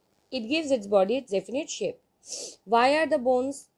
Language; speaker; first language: English; non-native, local second language; Bangla